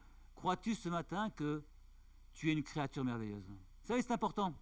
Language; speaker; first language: French; native; French